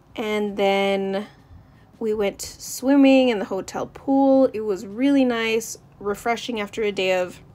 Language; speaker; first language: English; native; English